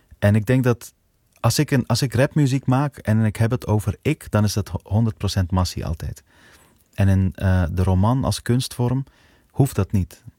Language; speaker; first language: Dutch; early bilingual, other home language; Persian